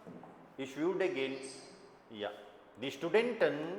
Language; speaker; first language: German; non-native, fluent; Hindi